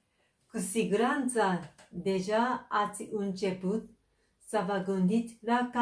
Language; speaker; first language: Romanian; non-native, fluent; Japanese